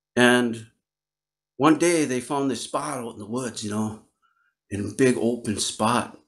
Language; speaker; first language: English; native; English